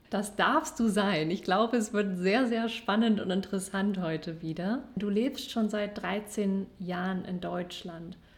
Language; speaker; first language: German; native; German